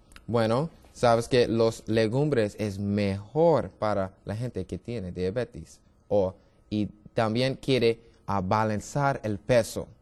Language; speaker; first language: Spanish; non-native, learner; English